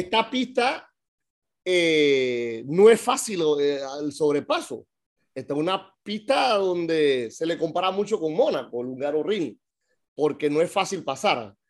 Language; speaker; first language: Spanish; native; Spanish